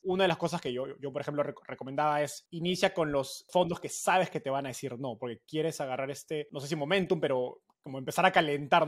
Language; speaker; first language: Spanish; native; Spanish